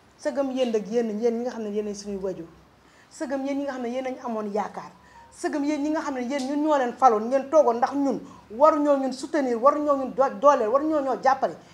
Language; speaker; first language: Wolof; non-native, local second language; Fula